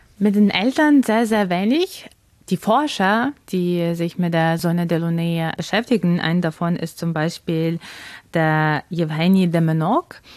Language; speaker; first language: German; non-native, fluent; Ukrainian